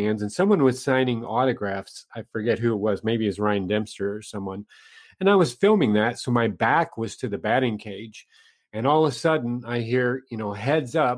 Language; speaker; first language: English; native; English